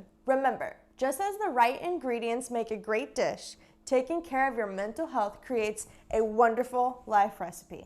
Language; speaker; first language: English; native; English